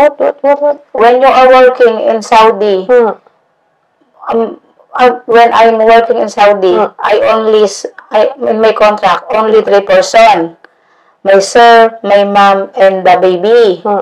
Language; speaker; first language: English; non-native, learner; Indonesian